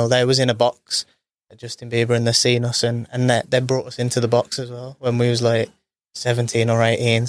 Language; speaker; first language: English; native; English